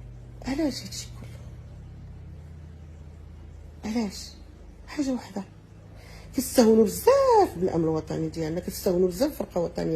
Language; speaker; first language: Arabic; native; Arabic